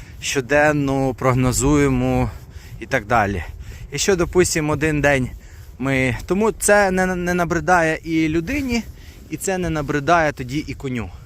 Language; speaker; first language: Ukrainian; non-native, local second language; Russian